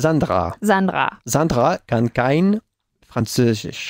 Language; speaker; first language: German; non-native, learner; Spanish